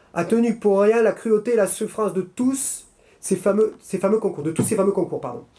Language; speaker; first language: French; native; French